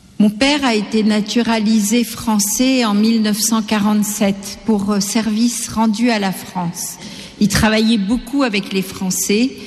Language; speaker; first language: French; non-native, local second language; Gujarati